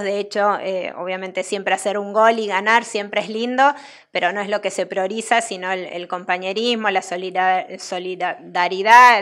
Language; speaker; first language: Spanish; native; Spanish